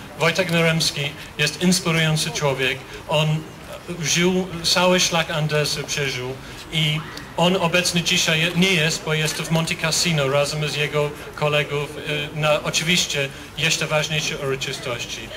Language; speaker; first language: Polish; non-native, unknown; English